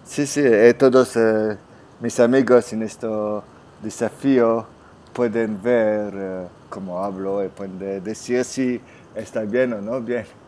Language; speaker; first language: Spanish; non-native, learner; French